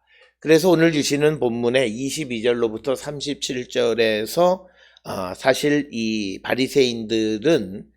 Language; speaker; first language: Korean; native; Korean